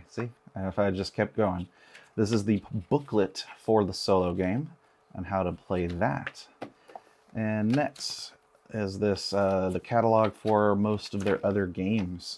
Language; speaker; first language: English; native; English